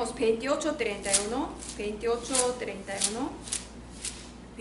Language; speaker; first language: Spanish; non-native, learner; Korean